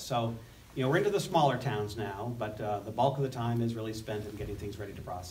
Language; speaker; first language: English; native; English